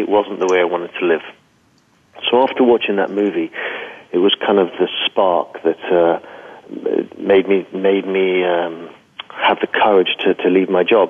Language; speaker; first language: English; native; English